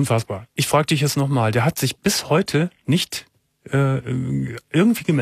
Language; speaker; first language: German; native; German